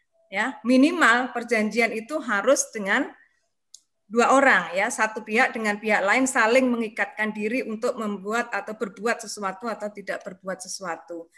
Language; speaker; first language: Indonesian; native; Indonesian